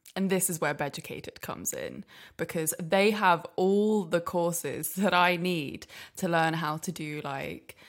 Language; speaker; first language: English; native; English